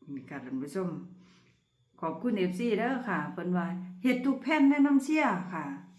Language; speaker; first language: Thai; native; Thai